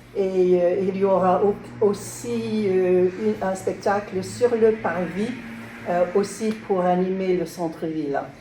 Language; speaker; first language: French; non-native, learner; English